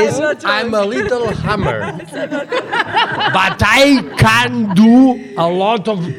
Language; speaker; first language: English; non-native, learner; Catalan